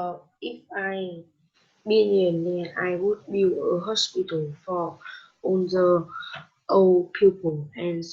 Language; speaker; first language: English; non-native, learner; Vietnamese